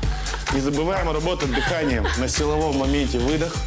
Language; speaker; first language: Russian; native; Russian